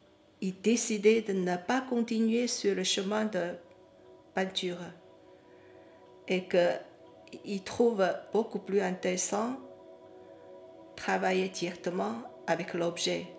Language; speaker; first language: French; non-native, fluent; Chinese